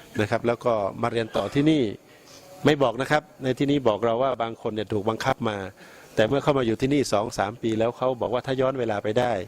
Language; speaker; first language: Thai; native; Thai